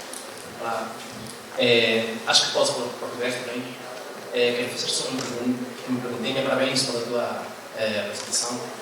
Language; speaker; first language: Portuguese; non-native, learner; Spanish